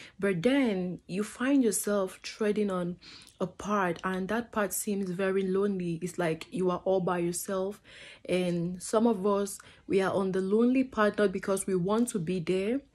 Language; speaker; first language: English; non-native, fluent; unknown